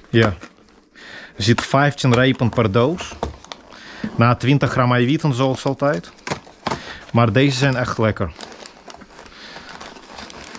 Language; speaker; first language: Dutch; non-native, fluent; Russian